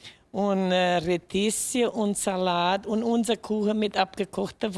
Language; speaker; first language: German; early bilingual, heritage; German